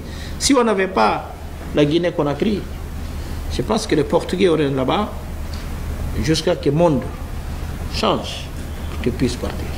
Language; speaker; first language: French; non-native, fluent; Upper Guinea Crioulo